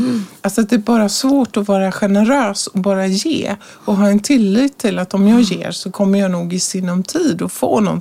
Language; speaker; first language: Swedish; native; Swedish